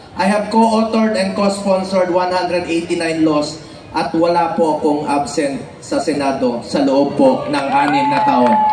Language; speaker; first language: Filipino; non-native, local second language; Cebuano